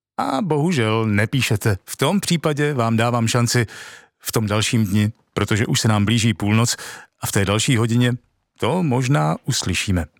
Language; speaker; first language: Czech; native; Czech